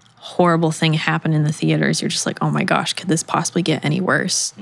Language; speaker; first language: English; native; English